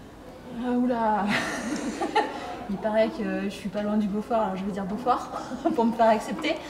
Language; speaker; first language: French; native; French